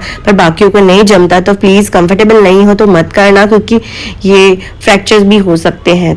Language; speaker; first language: Hindi; native; Hindi